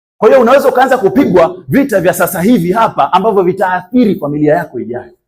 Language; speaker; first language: Swahili; native; Swahili